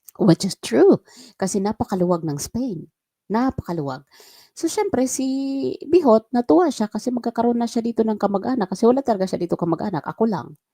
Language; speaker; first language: Filipino; non-native, local second language; Waray